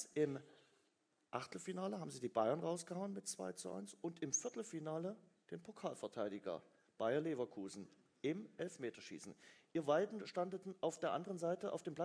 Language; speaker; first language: German; native; German